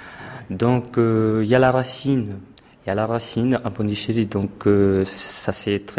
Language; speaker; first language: French; non-native, fluent; Tamil